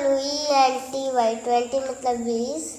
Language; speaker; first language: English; non-native, learner; Hindi